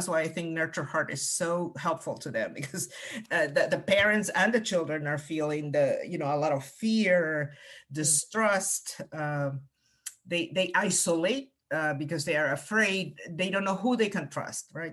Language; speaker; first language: English; non-native, fluent; Spanish